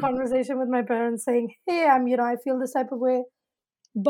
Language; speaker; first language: English; non-native, local second language; Malayalam